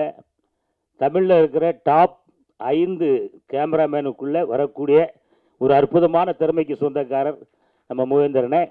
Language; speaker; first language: Tamil; native; Tamil